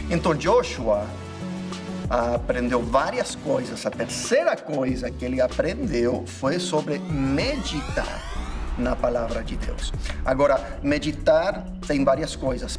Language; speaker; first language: Portuguese; non-native, fluent; English